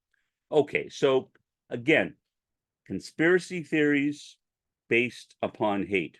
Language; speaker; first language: English; native; English